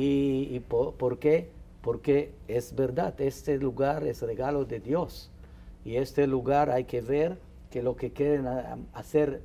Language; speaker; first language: Spanish; non-native, fluent; Hebrew